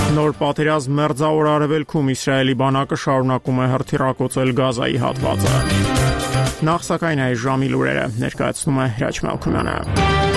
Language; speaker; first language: Armenian; native; Armenian